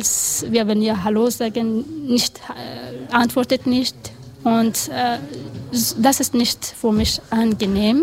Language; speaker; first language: German; non-native, learner; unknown